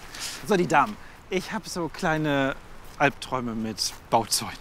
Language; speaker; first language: German; native; German